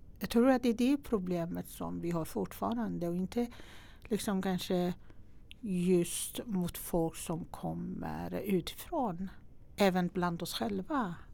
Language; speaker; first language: Swedish; non-native, fluent; Persian